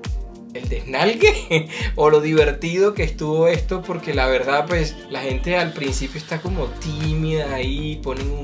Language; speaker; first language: Spanish; native; Spanish